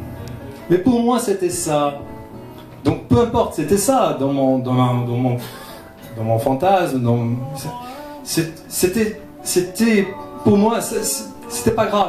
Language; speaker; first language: French; non-native, fluent; Portuguese